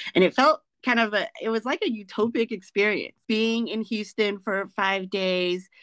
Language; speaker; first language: English; native; English